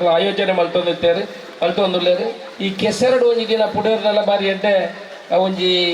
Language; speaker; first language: Kannada; native; Kannada